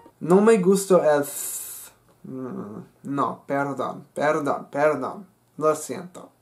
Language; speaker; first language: Spanish; non-native, learner; English